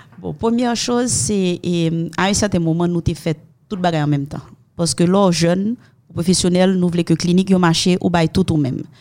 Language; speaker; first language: French; non-native, local second language; Haitian Creole